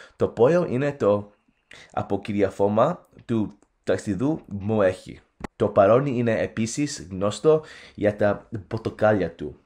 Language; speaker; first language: Greek; early bilingual, heritage; English